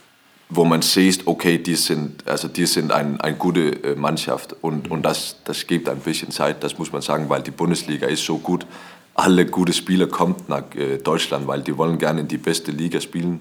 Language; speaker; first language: German; non-native, learner; Danish